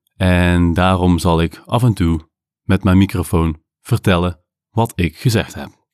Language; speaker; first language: Dutch; native; Dutch